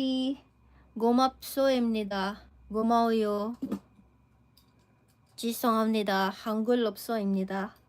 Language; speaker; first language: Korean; non-native, learner; English